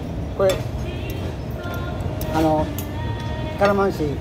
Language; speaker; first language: Japanese; non-native, learner; Filipino